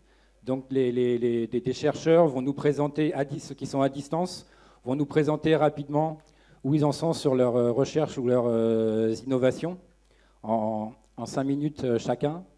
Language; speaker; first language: French; native; French